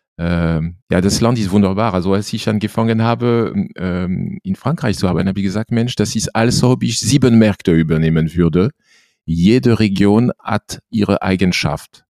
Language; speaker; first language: German; non-native, fluent; French